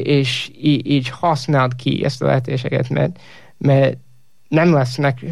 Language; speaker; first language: Hungarian; non-native, learner; English